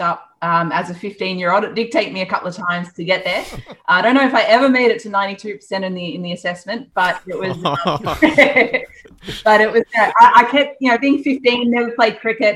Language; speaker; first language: English; native; English